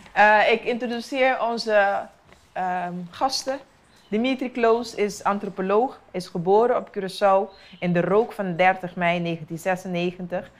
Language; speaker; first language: Dutch; non-native, local second language; Papiamento